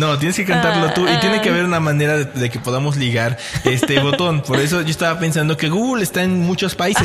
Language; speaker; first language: Spanish; native; Spanish